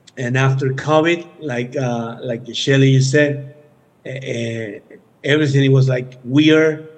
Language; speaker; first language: English; non-native, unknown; Spanish